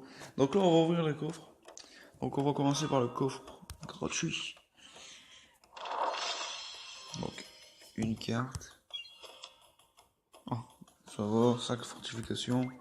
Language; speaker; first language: French; native; French